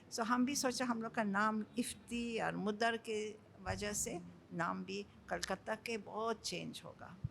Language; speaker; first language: Hindi; non-native, local second language; English